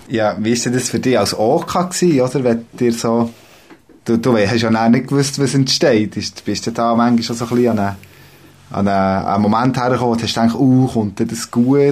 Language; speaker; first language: German; native; German